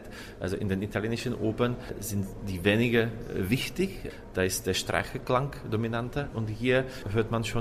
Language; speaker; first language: German; non-native, fluent; Czech